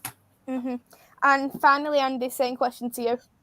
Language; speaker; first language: English; native; English